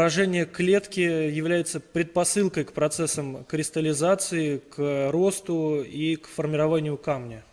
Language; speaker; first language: Russian; native; Russian